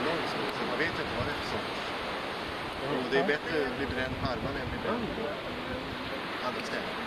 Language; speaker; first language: Swedish; native; Swedish